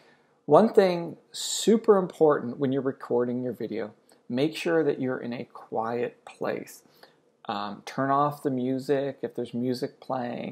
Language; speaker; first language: English; native; English